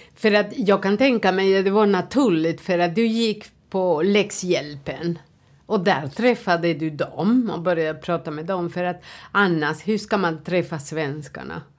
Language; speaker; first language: Swedish; non-native, fluent; Spanish